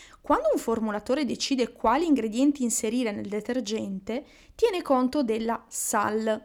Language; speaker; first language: Italian; native; Italian